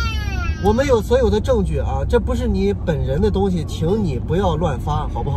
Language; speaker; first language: Chinese; native; Chinese